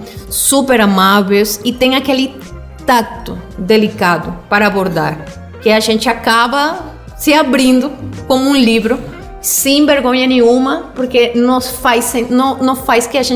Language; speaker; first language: Portuguese; non-native, fluent; Spanish